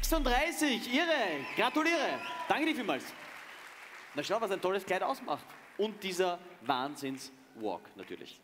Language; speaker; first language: German; native; German